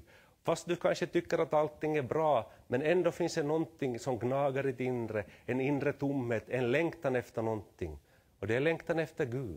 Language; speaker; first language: Swedish; native; Swedish